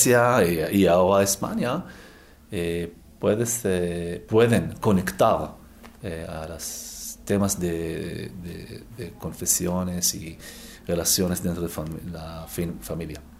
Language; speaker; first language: Spanish; non-native, learner; Hebrew